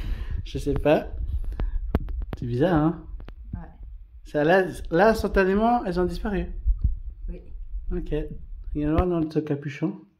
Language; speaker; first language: French; native; French